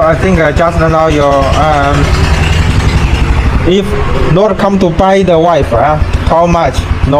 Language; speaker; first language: English; non-native, learner; Chinese